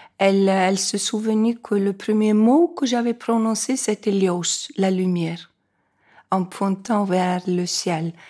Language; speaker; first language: French; non-native, fluent; Icelandic